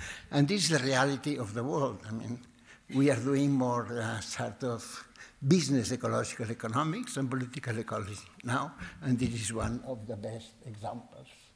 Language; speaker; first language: English; non-native, fluent; Catalan